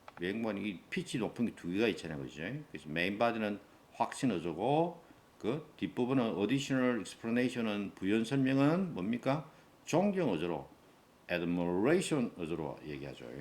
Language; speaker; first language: Korean; native; Korean